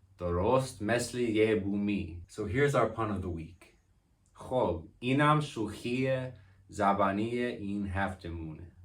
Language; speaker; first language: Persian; non-native, learner; English